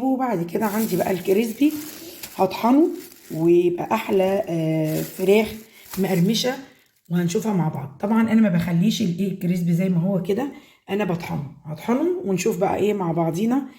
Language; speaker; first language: Arabic; native; Arabic